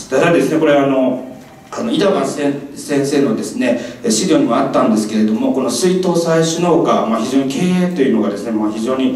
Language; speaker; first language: Japanese; native; Japanese